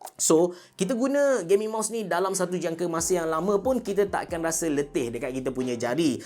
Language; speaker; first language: Malay; native; Malay